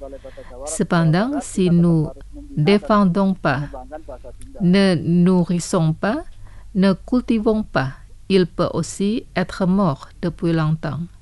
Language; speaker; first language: French; non-native, fluent; Indonesian